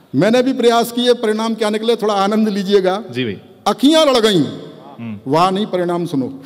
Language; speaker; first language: Hindi; native; Hindi